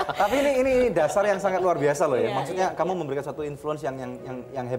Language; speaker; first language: Indonesian; native; Indonesian